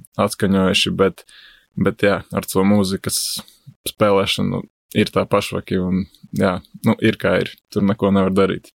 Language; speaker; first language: Latvian; native; Latvian